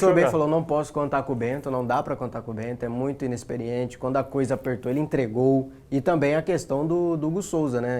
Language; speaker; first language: Portuguese; native; Portuguese